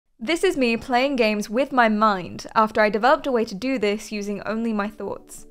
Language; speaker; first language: English; native; English